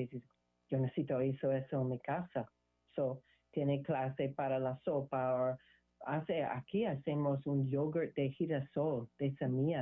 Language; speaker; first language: Spanish; non-native, learner; English